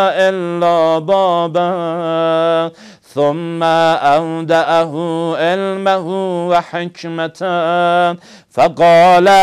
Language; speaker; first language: Arabic; non-native, fluent; Persian